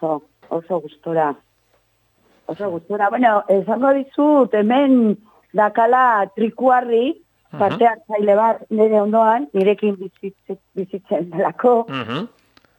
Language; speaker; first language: Basque; non-native, local second language; Spanish